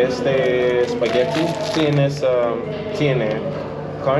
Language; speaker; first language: Spanish; non-native, learner; English